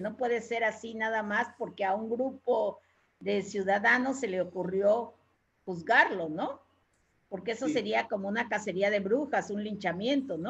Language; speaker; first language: Spanish; native; Spanish